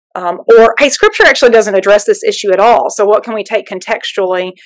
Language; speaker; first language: English; native; English